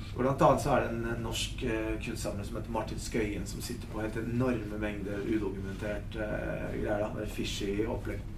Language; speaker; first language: Norwegian; early bilingual, other home language; Spanish